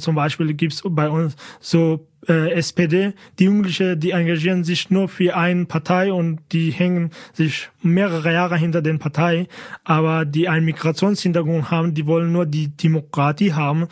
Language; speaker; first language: German; non-native, fluent; Kurdish